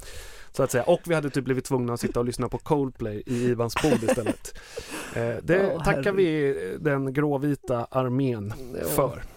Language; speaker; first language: Swedish; native; Swedish